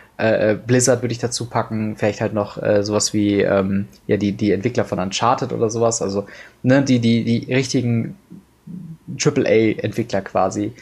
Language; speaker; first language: German; native; German